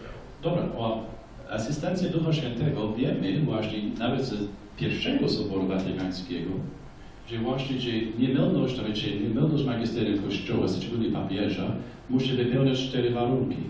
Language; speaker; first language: Polish; non-native, fluent; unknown